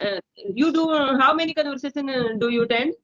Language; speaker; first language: English; non-native, learner; Hindi